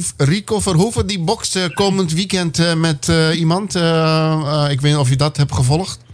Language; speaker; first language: Dutch; native; Dutch